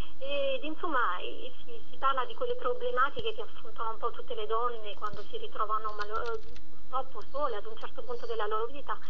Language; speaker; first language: Italian; native; Italian